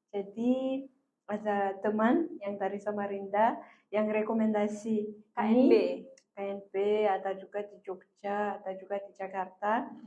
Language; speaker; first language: Indonesian; non-native, fluent; Malagasy